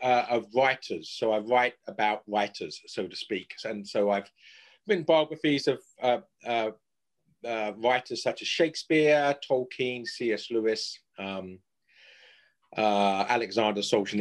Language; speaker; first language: English; native; English